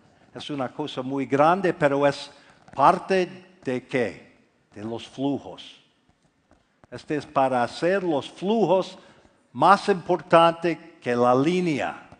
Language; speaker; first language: Spanish; non-native, fluent; English